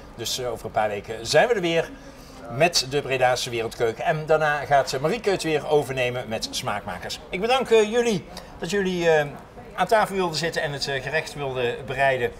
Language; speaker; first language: Dutch; native; Dutch